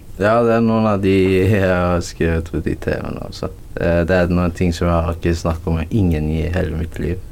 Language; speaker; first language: Norwegian; non-native, learner; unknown